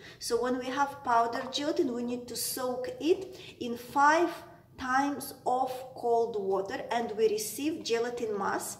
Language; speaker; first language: English; non-native, fluent; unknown